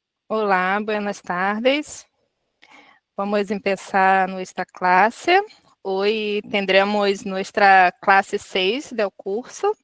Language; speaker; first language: Spanish; non-native, learner; Portuguese